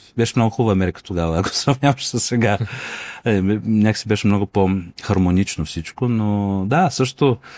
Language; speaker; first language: Bulgarian; non-native, fluent; Russian